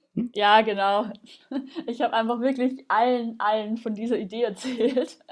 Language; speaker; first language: German; native; German